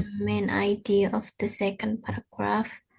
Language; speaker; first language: English; non-native, learner; Indonesian